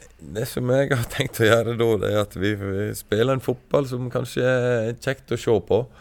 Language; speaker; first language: Norwegian; native; Norwegian